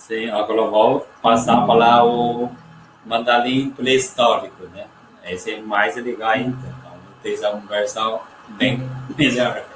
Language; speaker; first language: Portuguese; non-native, learner; Chinese